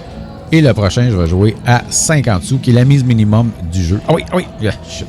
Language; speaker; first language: French; native; French